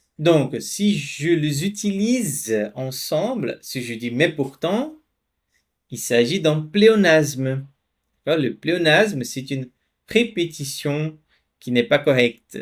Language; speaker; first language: French; non-native, fluent; Portuguese